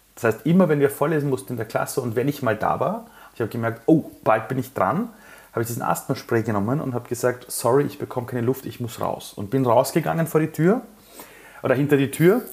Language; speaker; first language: German; early bilingual, other home language; Persian